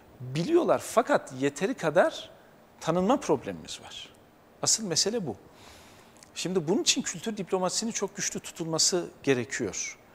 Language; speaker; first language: Turkish; native; Turkish